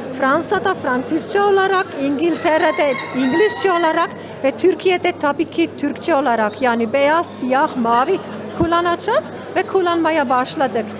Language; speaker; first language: Turkish; non-native, fluent; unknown